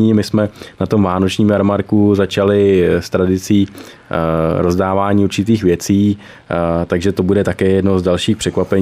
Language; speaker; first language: Czech; native; Czech